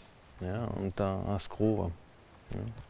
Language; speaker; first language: Latvian; non-native, learner; German